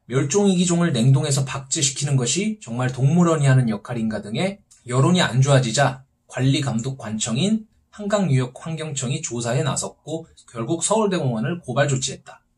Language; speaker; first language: Korean; native; Korean